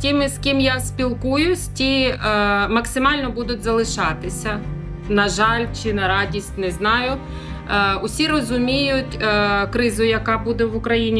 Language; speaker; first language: Ukrainian; non-native, local second language; Russian